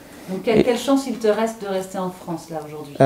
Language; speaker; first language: French; native; French